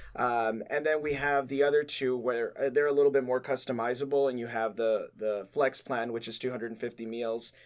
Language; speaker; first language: English; native; English